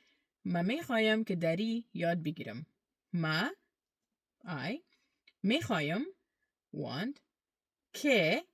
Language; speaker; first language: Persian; early bilingual, heritage; Persian